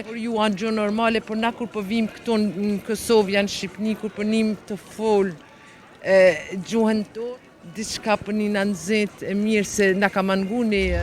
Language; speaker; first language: Albanian; early bilingual, heritage; Albanian